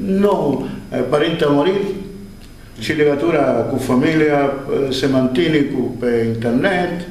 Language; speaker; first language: Romanian; non-native, learner; Spanish